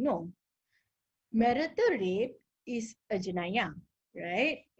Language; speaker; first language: English; non-native, local second language; Malay